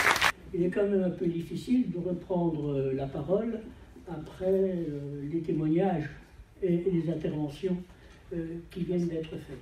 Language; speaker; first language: French; native; French